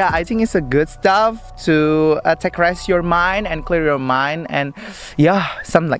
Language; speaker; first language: English; non-native, learner; Indonesian